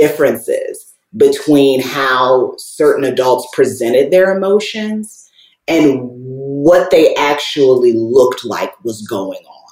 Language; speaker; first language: English; native; English